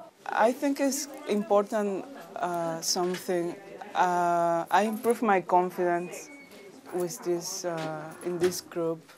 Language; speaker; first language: English; non-native, learner; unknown